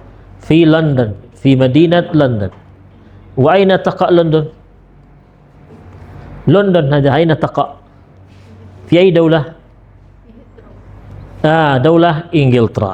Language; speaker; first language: Arabic; non-native, fluent; Indonesian